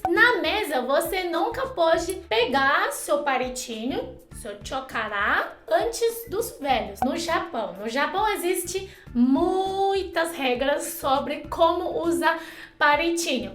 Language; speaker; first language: Portuguese; non-native, fluent; Chinese